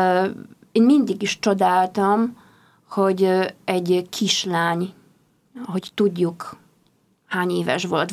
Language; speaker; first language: Hungarian; non-native, fluent; Polish